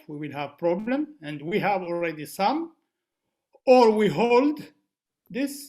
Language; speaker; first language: English; non-native, fluent; Arabic